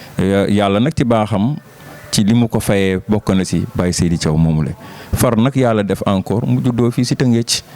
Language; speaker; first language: Wolof; native; Wolof